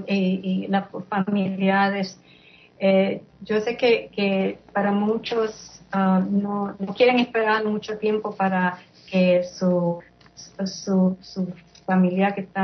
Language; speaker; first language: Spanish; early bilingual, heritage; English